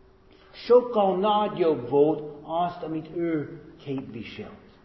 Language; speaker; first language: Hungarian; non-native, fluent; English